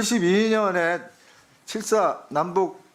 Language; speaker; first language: Korean; native; Korean